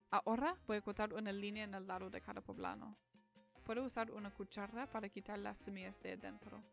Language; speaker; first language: Spanish; non-native, learner; English